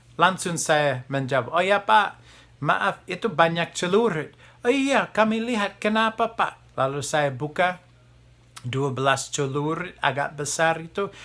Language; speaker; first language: Indonesian; non-native, fluent; English